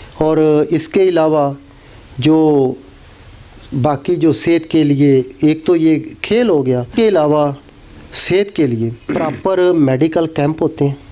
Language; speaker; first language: Urdu; non-native, local second language; Punjabi